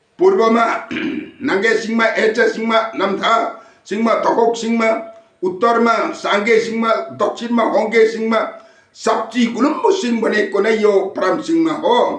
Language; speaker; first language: Nepali; non-native, local second language; Limburgish